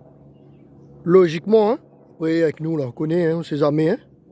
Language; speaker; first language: French; non-native, local second language; Réunion Creole French